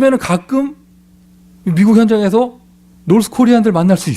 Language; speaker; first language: Korean; native; Korean